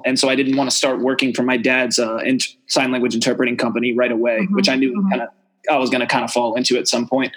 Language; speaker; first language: English; native; English